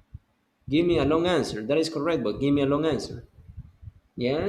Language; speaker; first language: English; non-native, fluent; Spanish